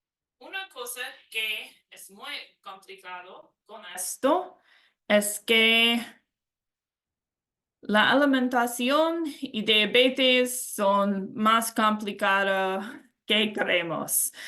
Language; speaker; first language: Spanish; non-native, learner; English